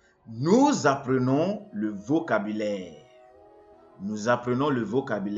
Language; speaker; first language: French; non-native, fluent; English